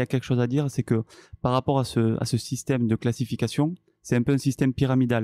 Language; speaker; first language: French; native; French